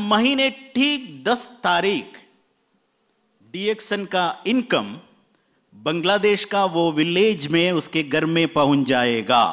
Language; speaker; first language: Hindi; non-native, fluent; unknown